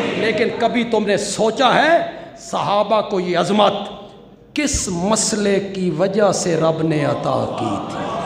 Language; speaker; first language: Urdu; non-native, local second language; Punjabi